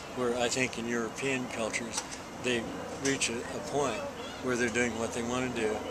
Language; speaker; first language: English; native; English